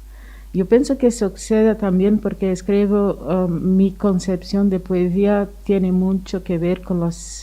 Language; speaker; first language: Spanish; non-native, fluent; Portuguese